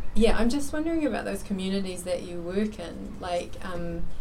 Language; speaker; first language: English; native; English